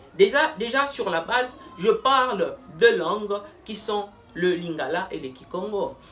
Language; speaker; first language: French; non-native, local second language; Lingala